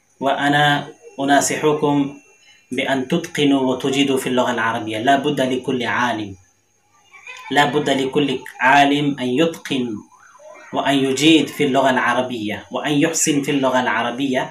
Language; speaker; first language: Arabic; non-native, fluent; Urdu